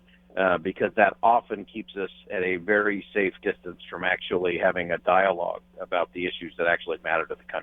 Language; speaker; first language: English; native; English